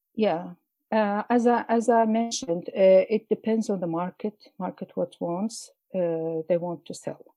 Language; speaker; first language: English; non-native, fluent; Arabic